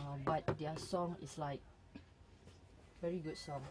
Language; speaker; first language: English; non-native, local second language; Malay